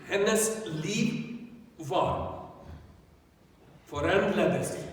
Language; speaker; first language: Swedish; non-native, learner; Urdu